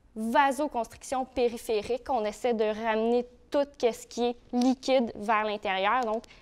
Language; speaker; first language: French; native; French